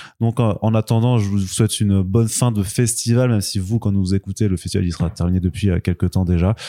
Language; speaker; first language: French; native; French